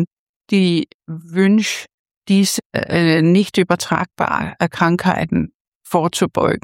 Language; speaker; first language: German; non-native, fluent; Danish